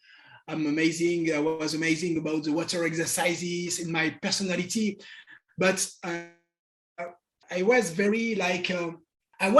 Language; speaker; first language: English; non-native, learner; French